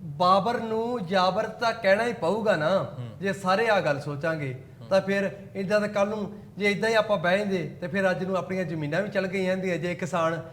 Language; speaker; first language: Punjabi; native; Punjabi